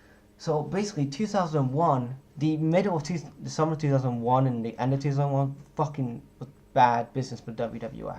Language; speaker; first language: English; native; English